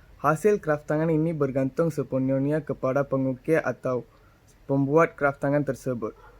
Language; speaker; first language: Malay; non-native, local second language; Tamil